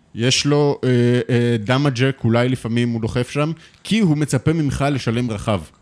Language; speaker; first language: Hebrew; native; Hebrew